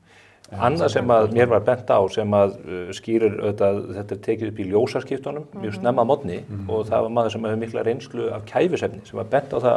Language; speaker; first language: Icelandic; native; Icelandic